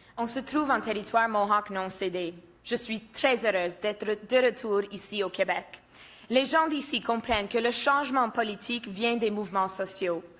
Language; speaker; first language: French; non-native, local second language; English